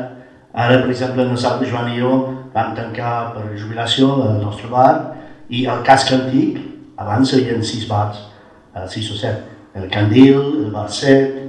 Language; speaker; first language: Catalan; non-native, fluent; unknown